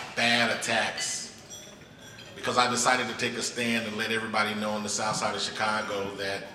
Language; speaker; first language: English; native; English